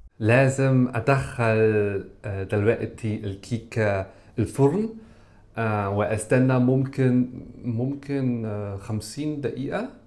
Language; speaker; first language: Egyptian Arabic; non-native, fluent; German